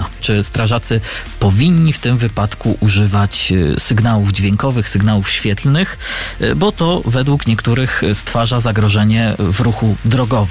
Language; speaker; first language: Polish; native; Polish